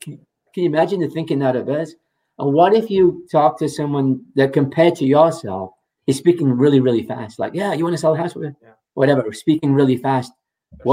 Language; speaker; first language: English; native; English